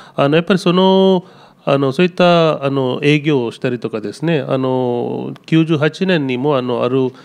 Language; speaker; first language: Japanese; non-native, fluent; Telugu